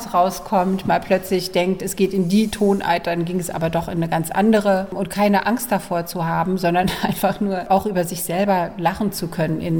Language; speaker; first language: German; native; German